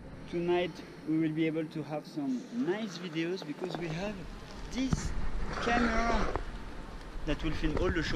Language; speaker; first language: English; non-native, fluent; French